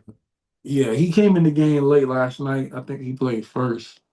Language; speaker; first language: English; native; English